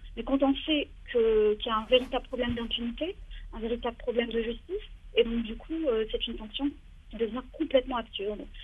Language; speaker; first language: French; non-native, local second language; Arabic